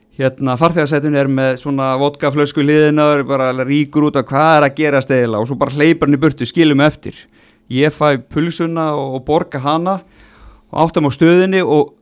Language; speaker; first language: Icelandic; native; Icelandic